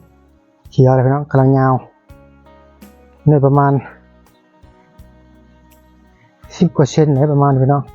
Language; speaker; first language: Thai; non-native, local second language; Lao